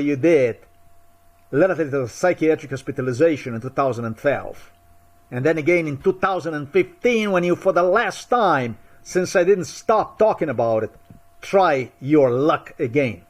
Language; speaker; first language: English; non-native, fluent; Slovenian